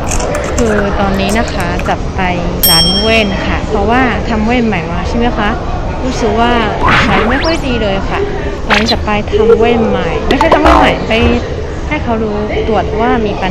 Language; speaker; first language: Thai; native; Thai